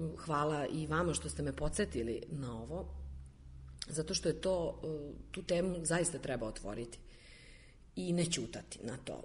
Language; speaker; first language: Serbian; native; Serbian